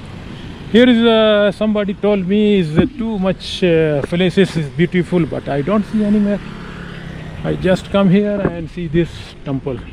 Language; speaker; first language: English; non-native, learner; Urdu